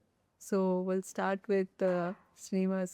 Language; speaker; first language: Telugu; native; Telugu